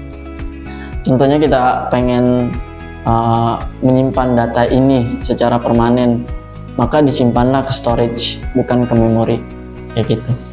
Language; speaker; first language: Indonesian; native; Indonesian